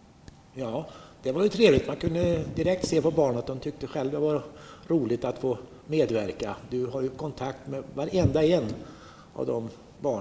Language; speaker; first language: Swedish; native; Swedish